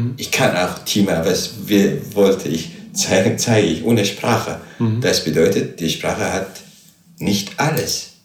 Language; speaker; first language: German; non-native, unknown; Kurdish